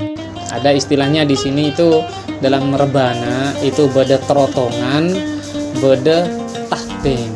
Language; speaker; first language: Indonesian; non-native, local second language; Madurese